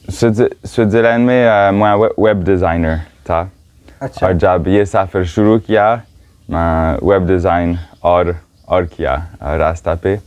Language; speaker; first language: Hindi; non-native, fluent; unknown